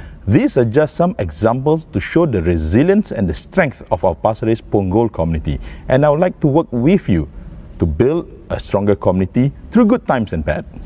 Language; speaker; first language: English; non-native, local second language; Malay